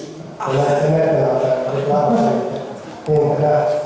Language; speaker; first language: Swedish; non-native, fluent; Finnish